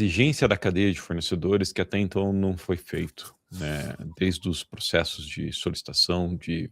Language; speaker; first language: Portuguese; native; Portuguese